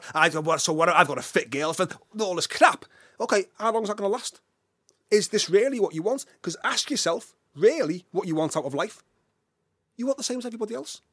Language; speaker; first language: English; native; English